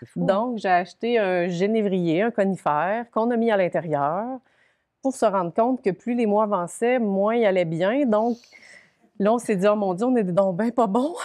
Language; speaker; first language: French; native; French